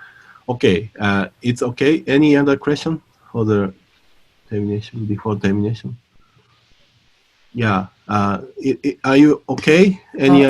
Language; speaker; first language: English; non-native, fluent; Japanese